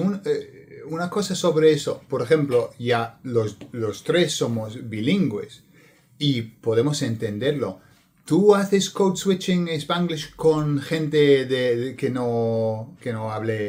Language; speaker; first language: Spanish; non-native, fluent; English